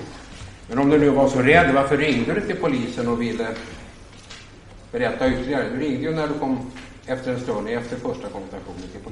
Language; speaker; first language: Swedish; native; Swedish